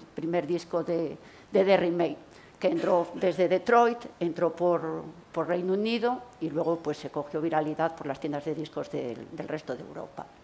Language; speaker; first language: Spanish; native; Spanish